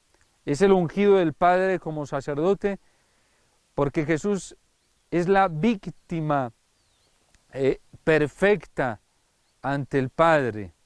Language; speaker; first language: Spanish; native; Spanish